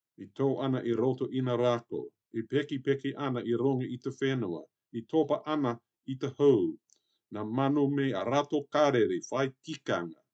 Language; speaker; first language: Māori; non-native, local second language; English